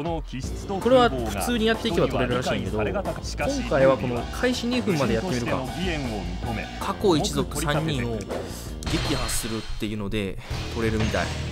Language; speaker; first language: Japanese; native; Japanese